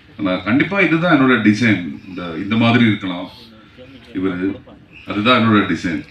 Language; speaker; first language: Tamil; non-native, learner; Malayalam